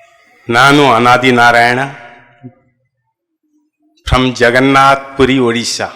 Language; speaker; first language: Kannada; non-native, local second language; Odia